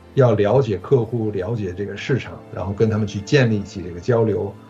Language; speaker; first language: Chinese; early bilingual, other home language; Japanese